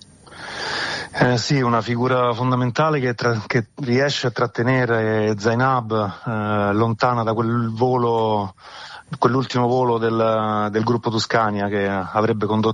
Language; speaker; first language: Italian; native; Italian